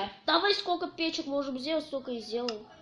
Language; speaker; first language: Russian; native; Russian